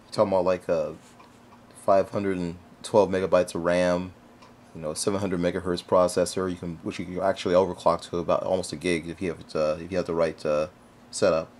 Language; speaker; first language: English; native; English